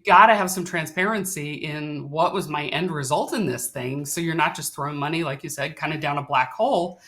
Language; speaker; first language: English; native; English